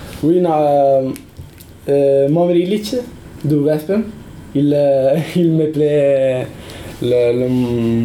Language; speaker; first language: French; non-native, learner; Italian